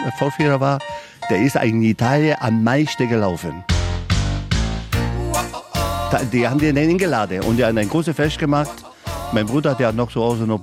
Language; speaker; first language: German; non-native, fluent; Italian